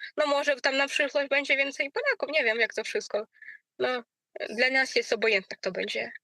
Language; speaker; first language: Polish; non-native, learner; Ukrainian